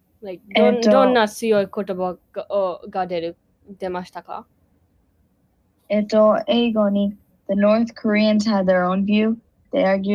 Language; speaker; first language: Japanese; non-native, learner; English